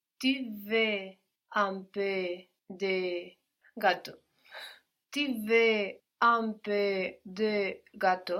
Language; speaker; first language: French; non-native, learner; English